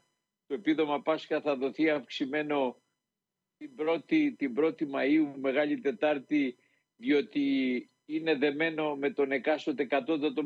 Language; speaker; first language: Greek; native; Greek